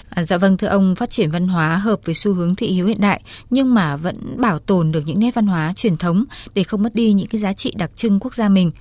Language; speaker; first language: Vietnamese; native; Vietnamese